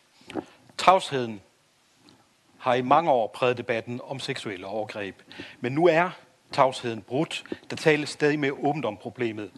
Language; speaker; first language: Danish; native; Danish